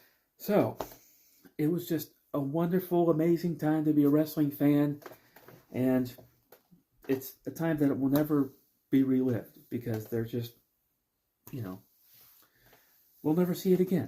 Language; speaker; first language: English; native; English